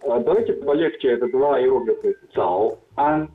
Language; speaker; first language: Russian; non-native, fluent; Chinese